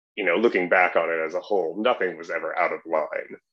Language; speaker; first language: English; native; English